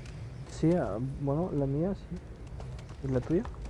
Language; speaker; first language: Spanish; non-native, learner; French